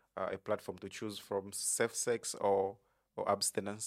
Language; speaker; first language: English; non-native, local second language; Bemba